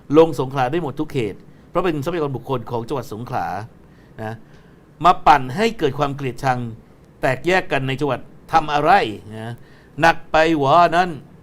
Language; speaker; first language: Thai; native; Thai